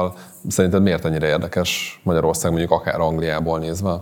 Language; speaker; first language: Hungarian; native; Hungarian